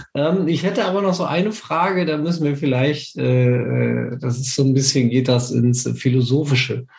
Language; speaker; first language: German; native; German